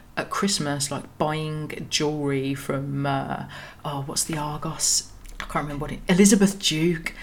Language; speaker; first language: English; native; English